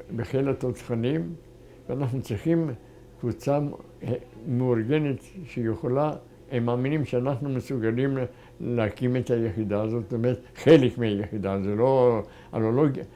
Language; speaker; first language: Hebrew; non-native, fluent; German